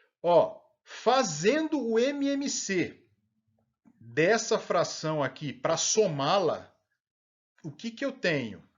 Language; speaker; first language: Portuguese; native; Portuguese